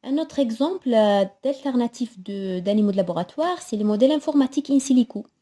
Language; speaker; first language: French; non-native, local second language; Arabic